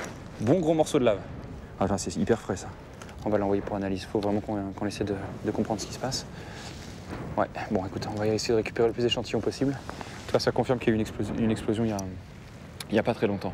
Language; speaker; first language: French; native; French